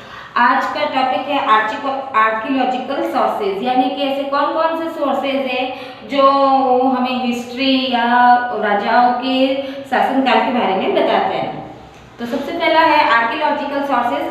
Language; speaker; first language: Hindi; native; Hindi